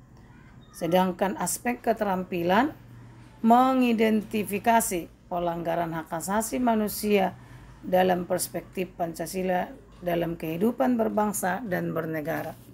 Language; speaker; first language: Indonesian; native; Indonesian